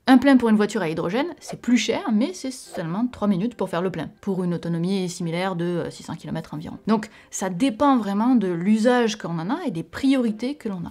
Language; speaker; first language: French; native; French